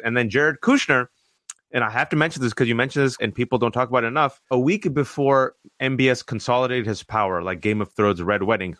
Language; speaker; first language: English; early bilingual, other home language; Urdu